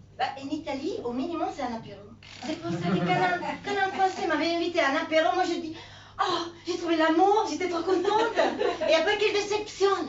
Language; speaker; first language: French; non-native, fluent; Italian